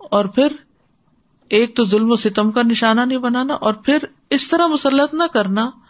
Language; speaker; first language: Urdu; native; Urdu